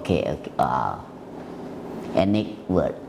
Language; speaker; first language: English; non-native, learner; Thai